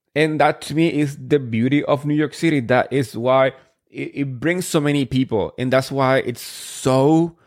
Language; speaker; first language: English; non-native, fluent; Spanish